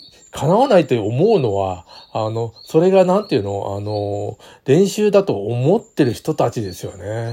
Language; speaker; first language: Japanese; native; Japanese